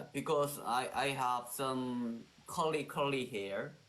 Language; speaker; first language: English; non-native, learner; Korean